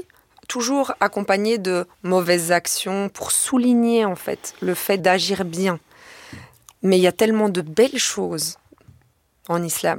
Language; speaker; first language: French; native; French